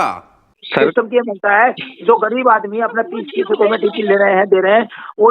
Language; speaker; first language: Hindi; native; Hindi